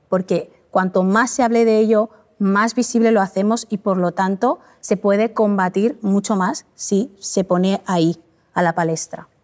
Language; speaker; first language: Spanish; early bilingual, other home language; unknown